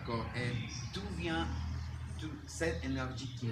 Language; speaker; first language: French; non-native, learner; Spanish